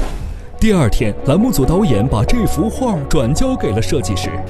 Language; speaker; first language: Chinese; native; Chinese